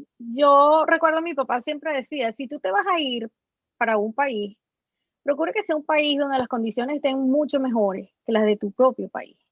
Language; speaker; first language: Spanish; native; Spanish